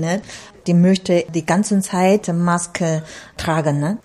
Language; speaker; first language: German; non-native, learner; Chinese